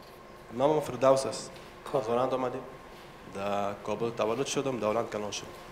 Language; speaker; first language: Persian; early bilingual, heritage; Persian